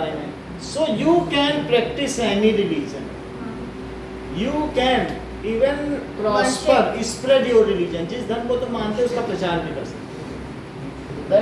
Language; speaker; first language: Hindi; native; Hindi